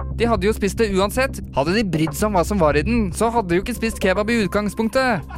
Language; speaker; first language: Norwegian; native; Norwegian